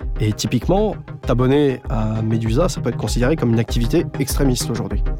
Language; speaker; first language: French; native; French